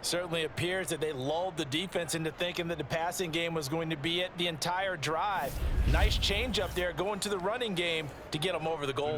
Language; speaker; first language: English; native; English